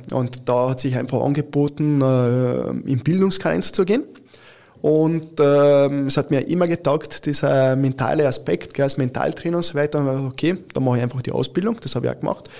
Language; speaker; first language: German; early bilingual, other home language; Italian